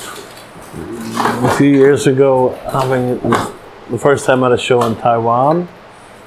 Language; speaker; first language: English; native; English